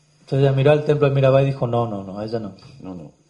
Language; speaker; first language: Spanish; non-native, learner; English